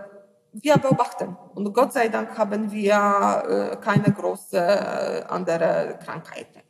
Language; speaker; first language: German; non-native, learner; Polish